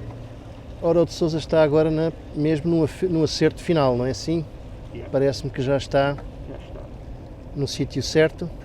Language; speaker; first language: Portuguese; native; Portuguese